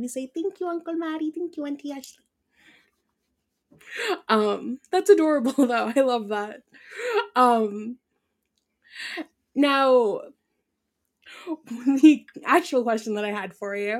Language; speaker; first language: English; non-native, local second language; Irish